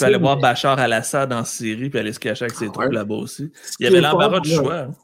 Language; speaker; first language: French; native; French